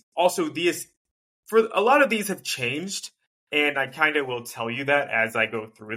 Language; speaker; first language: English; native; English